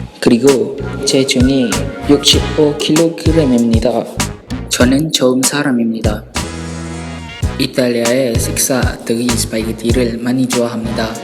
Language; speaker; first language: Korean; non-native, learner; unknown